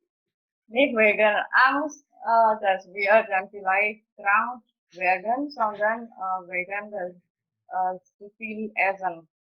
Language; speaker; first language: German; non-native, fluent; Indonesian